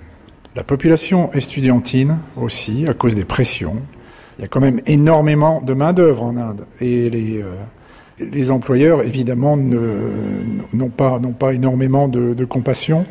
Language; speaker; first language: French; native; French